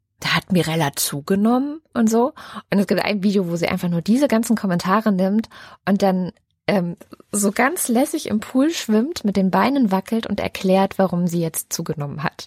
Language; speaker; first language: German; native; German